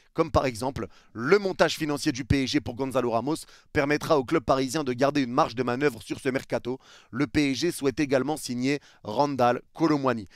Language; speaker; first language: French; native; French